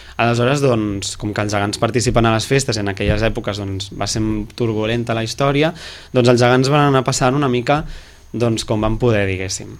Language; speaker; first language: Catalan; native; Catalan